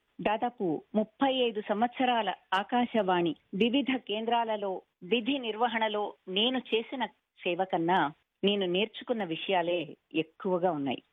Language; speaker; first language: Telugu; native; Telugu